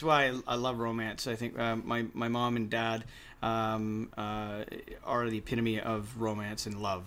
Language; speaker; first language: English; native; English